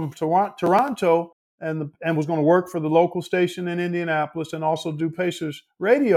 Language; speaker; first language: English; native; English